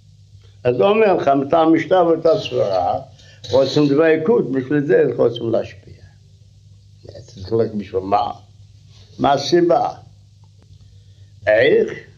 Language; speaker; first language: Hebrew; non-native, fluent; Russian